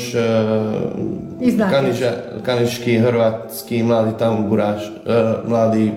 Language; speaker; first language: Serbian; non-native, local second language; Hungarian